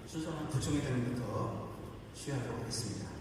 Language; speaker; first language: Korean; native; Korean